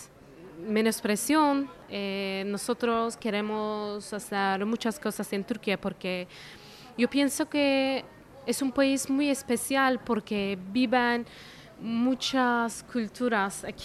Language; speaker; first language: Spanish; non-native, fluent; Turkish